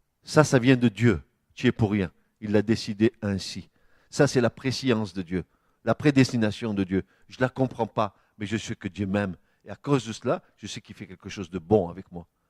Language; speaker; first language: French; native; French